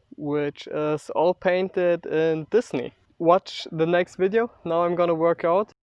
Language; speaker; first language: English; non-native, fluent; German